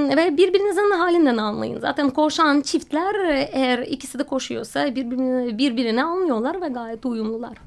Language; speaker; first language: Turkish; non-native, fluent; Russian